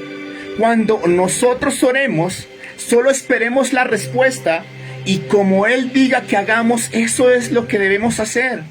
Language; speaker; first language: Spanish; native; Spanish